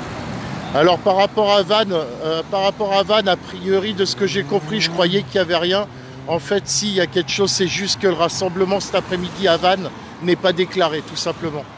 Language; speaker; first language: French; native; French